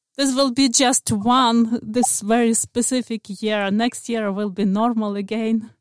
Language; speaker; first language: English; non-native, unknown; Ukrainian